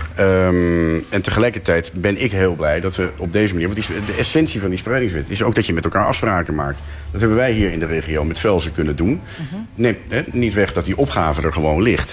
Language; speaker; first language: Dutch; native; Dutch